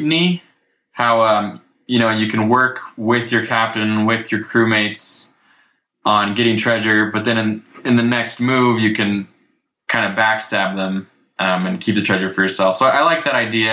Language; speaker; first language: English; native; English